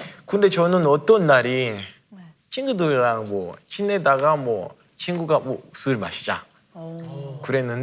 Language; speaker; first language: Korean; non-native, fluent; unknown